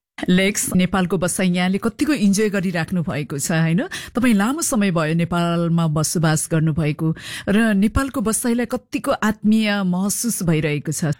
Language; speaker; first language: Nepali; native; Nepali